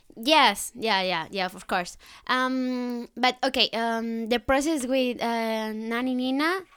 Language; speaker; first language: English; non-native, fluent; Spanish